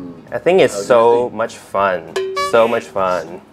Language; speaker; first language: English; non-native, local second language; Cantonese